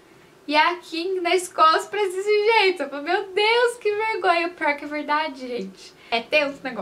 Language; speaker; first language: Portuguese; native; Portuguese